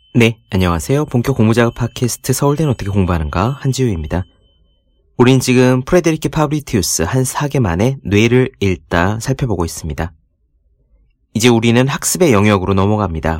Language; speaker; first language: Korean; native; Korean